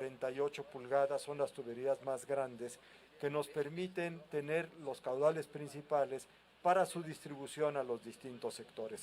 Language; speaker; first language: Spanish; native; Spanish